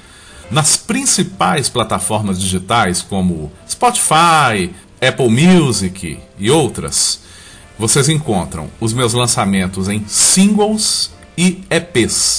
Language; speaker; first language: Portuguese; native; Portuguese